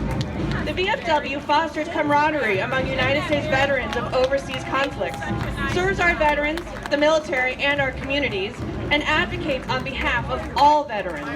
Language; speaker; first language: English; native; English